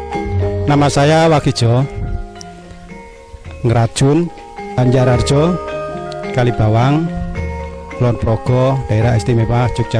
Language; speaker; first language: Indonesian; non-native, local second language; Javanese